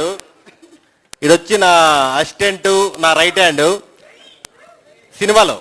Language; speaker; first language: Telugu; native; Telugu